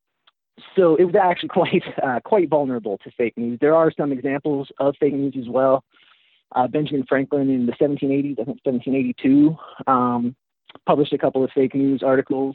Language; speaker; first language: English; native; English